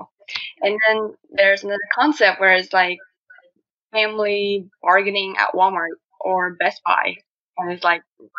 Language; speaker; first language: English; non-native, fluent; Vietnamese